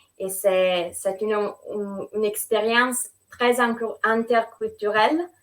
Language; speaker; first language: French; non-native, fluent; Italian